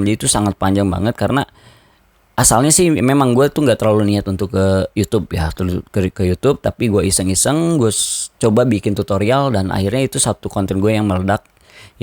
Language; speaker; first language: Indonesian; native; Indonesian